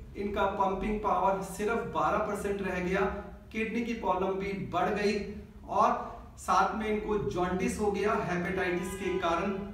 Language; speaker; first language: Hindi; native; Hindi